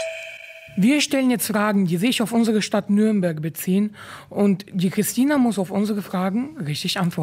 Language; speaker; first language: German; native; German